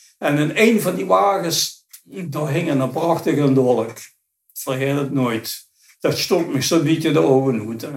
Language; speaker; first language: Dutch; native; Dutch